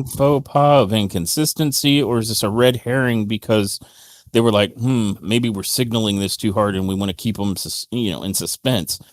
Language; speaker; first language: English; native; English